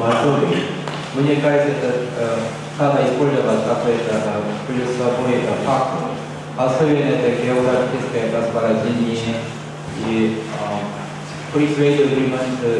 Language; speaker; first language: Russian; non-native, learner; Korean